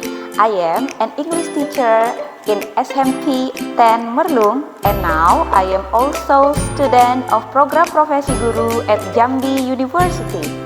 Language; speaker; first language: English; non-native, fluent; Indonesian